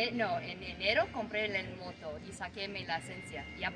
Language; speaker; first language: Spanish; non-native, learner; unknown